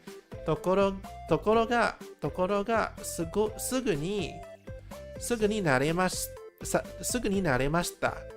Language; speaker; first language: Japanese; non-native, learner; English